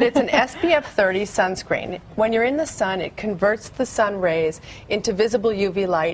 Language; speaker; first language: English; native; English